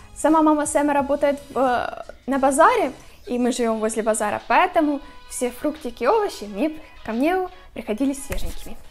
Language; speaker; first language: Russian; native; Russian